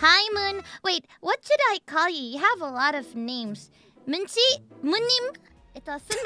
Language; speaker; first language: English; non-native, fluent; Indonesian